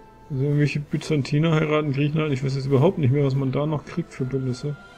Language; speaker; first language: German; native; German